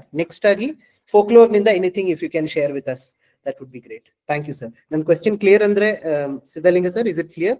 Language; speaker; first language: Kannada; non-native, local second language; Malayalam